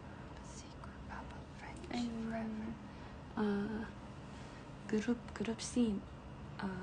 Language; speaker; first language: English; non-native, fluent; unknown